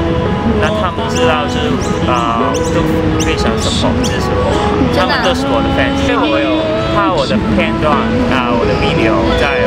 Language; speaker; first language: Chinese; non-native, local second language; Cantonese